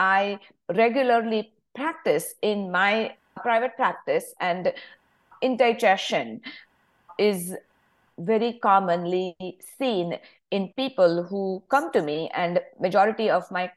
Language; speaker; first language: English; non-native, local second language; Marathi